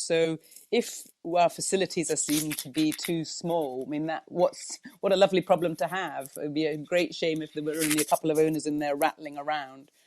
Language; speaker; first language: English; native; English